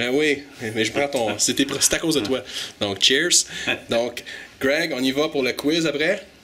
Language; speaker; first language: French; native; French